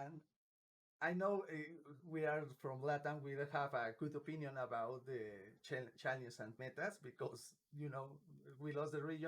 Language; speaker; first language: English; non-native, learner; Spanish